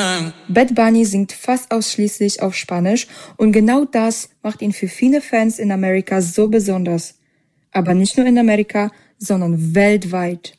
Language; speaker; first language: German; native; German